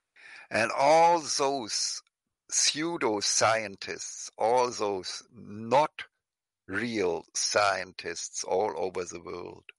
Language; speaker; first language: English; non-native, fluent; German